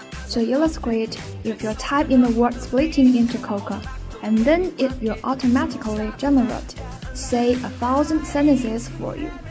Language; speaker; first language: English; non-native, fluent; Chinese